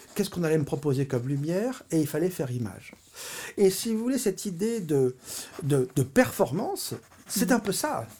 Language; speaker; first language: French; native; French